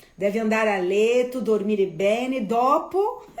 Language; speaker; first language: Italian; non-native, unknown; Portuguese